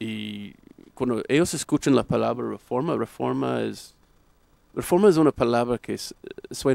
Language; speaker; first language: Spanish; non-native, fluent; English